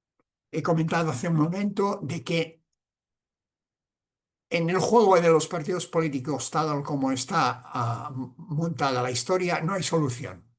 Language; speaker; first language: Spanish; non-native, local second language; Catalan